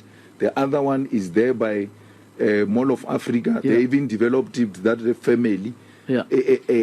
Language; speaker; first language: English; non-native, local second language; Northern Sotho